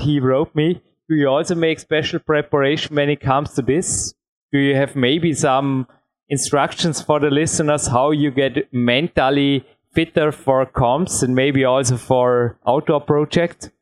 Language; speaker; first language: English; non-native, fluent; German